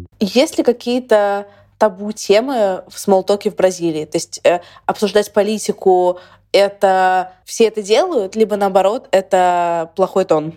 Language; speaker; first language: Russian; native; Russian